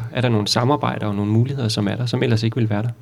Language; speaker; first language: Danish; native; Danish